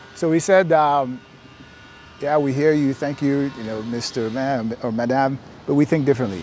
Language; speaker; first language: English; native; English